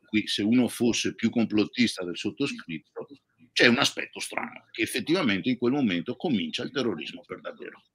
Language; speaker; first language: Italian; native; Italian